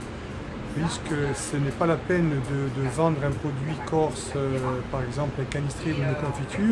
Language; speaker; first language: French; native; French